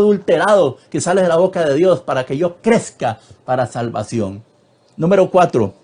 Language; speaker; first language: Spanish; native; Spanish